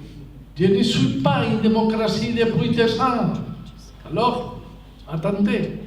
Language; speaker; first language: French; non-native, fluent; Spanish